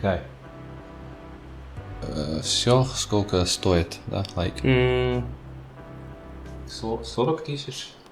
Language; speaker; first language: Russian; non-native, learner; English